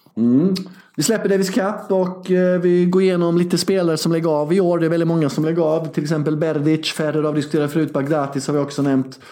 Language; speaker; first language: Swedish; early bilingual, other home language; Serbian